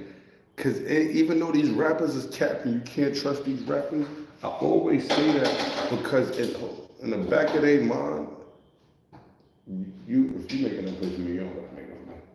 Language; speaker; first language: English; native; English